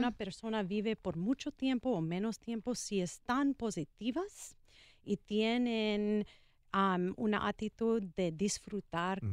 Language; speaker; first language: Spanish; non-native, learner; English